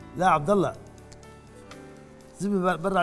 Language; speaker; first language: Arabic; native; Arabic